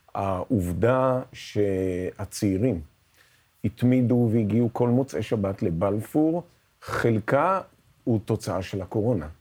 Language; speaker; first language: Hebrew; native; Hebrew